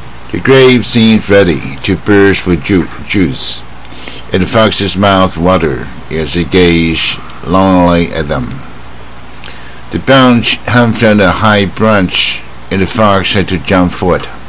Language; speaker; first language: English; non-native, fluent; Chinese